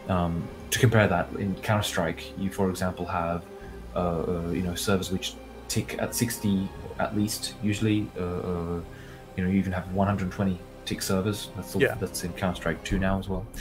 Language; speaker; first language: English; native; English